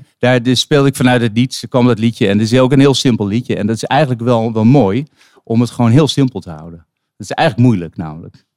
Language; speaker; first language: Dutch; native; Dutch